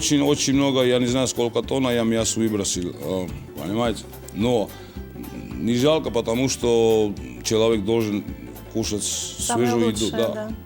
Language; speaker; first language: Russian; non-native, local second language; Georgian